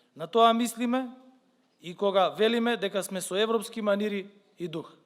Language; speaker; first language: Macedonian; native; Macedonian